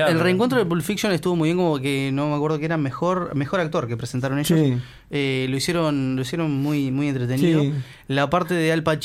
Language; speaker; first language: Spanish; native; Spanish